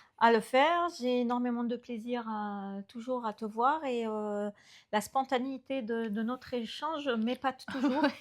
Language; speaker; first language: French; non-native, local second language; Arabic